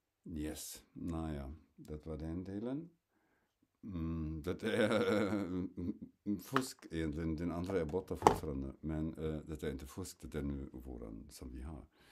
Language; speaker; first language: Swedish; non-native, fluent; German